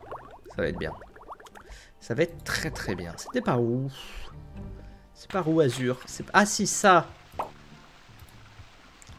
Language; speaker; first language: French; native; French